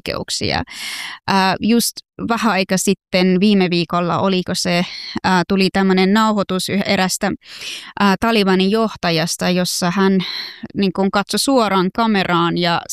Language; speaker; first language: Finnish; non-native, fluent; Persian